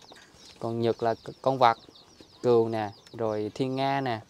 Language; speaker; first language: Vietnamese; native; Vietnamese